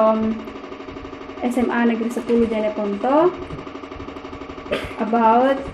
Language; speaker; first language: English; non-native, learner; Indonesian